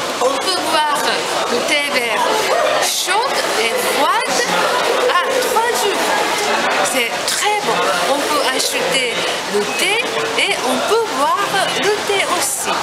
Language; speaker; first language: French; non-native, learner; Japanese